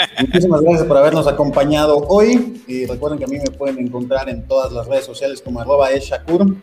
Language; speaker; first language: Spanish; native; Spanish